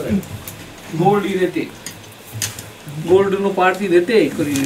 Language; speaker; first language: Japanese; non-native, learner; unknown